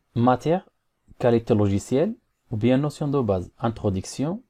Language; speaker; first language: French; non-native, local second language; Arabic